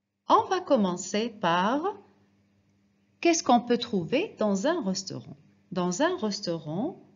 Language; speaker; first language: French; non-native, fluent; Arabic